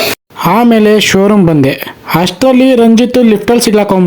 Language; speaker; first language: Kannada; native; Kannada